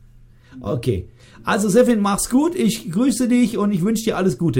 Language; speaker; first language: German; native; German